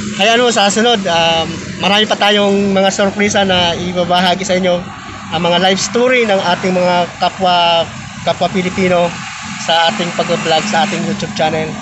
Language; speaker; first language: Filipino; non-native, local second language; Bikol